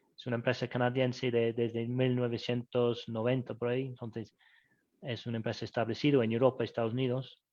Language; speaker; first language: Spanish; non-native, fluent; English